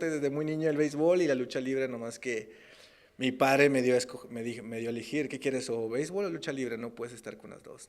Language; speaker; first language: Spanish; native; Spanish